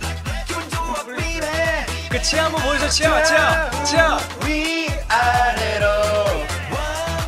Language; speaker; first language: Korean; native; Korean